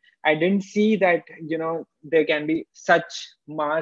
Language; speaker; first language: English; non-native, local second language; Hindi